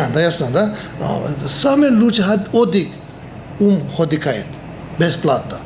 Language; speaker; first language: Russian; non-native, learner; Tibetan